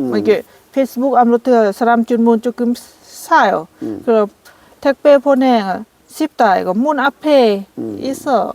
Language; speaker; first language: Korean; non-native, learner; Lao